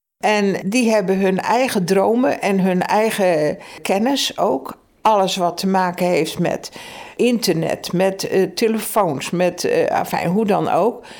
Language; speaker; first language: Dutch; native; Dutch